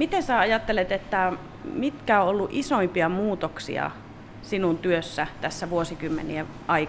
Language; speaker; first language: Finnish; native; Finnish